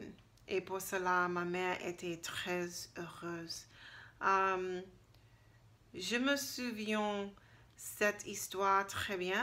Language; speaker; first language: French; non-native, learner; English